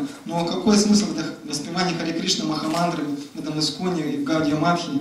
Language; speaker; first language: Russian; native; Russian